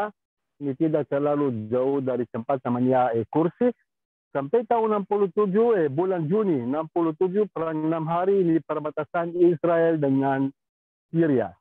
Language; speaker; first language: Indonesian; non-native, fluent; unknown